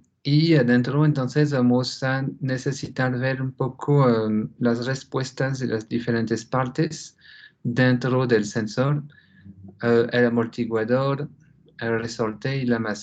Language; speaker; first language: Spanish; non-native, fluent; French